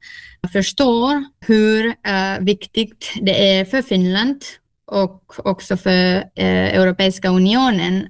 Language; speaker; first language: Swedish; non-native, fluent; Finnish